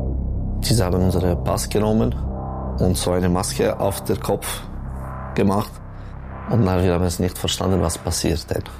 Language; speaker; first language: German; non-native, local second language; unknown